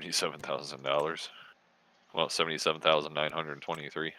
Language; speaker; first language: English; native; English